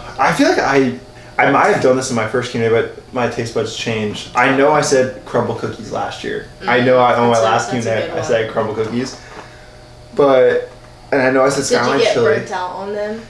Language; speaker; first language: English; native; English